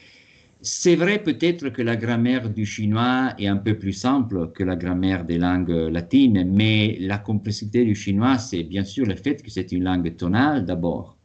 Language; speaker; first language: French; non-native, fluent; Italian